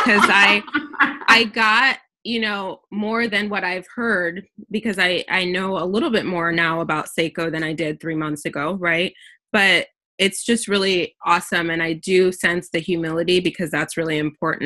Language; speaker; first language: English; native; English